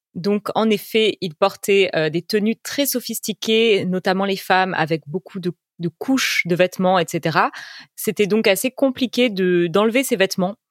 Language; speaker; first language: French; native; French